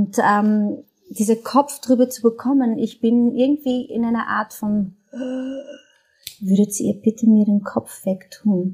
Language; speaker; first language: German; non-native, fluent; Portuguese